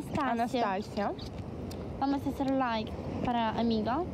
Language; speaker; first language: Spanish; non-native, learner; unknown